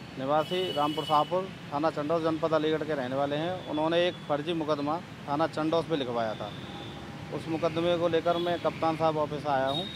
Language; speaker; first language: Hindi; native; Hindi